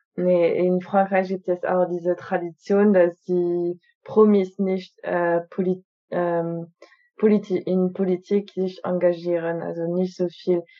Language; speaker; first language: German; non-native, fluent; French